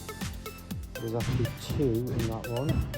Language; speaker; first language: English; native; English